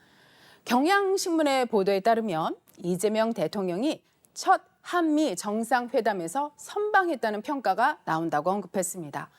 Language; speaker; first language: Korean; native; Korean